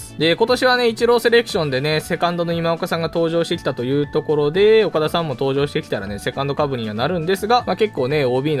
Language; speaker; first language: Japanese; native; Japanese